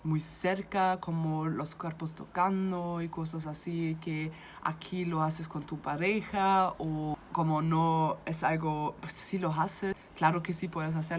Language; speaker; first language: Spanish; non-native, fluent; German